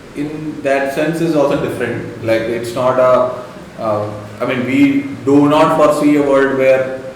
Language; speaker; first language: English; non-native, local second language; Malayalam